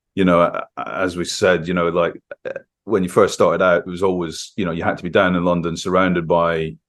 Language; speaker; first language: English; native; English